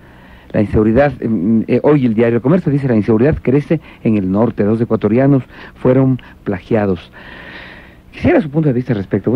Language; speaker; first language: Spanish; native; Spanish